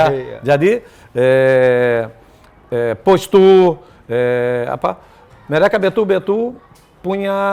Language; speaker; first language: Indonesian; non-native, fluent; Portuguese